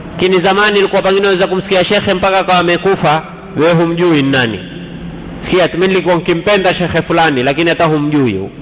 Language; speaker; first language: Swahili; native; Swahili